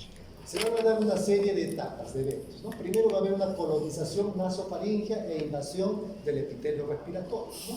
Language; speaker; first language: Spanish; native; Spanish